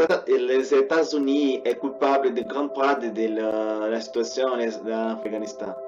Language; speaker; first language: French; non-native, learner; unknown